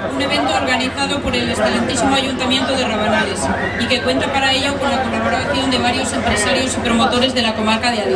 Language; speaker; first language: Spanish; native; Spanish